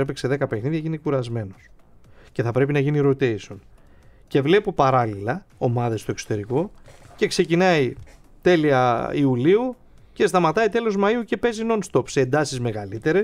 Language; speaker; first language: Greek; native; Greek